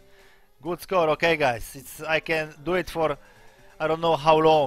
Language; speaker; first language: English; non-native, learner; Polish